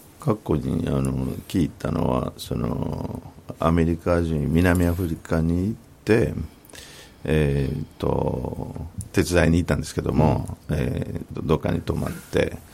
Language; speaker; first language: Japanese; non-native, fluent; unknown